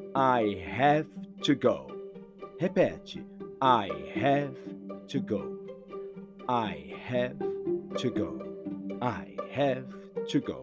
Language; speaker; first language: English; non-native, fluent; Portuguese